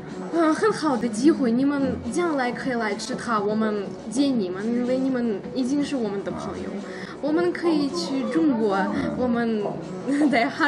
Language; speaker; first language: Chinese; non-native, learner; Russian